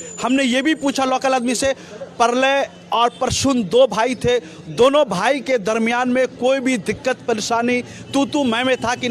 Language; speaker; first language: Hindi; native; Hindi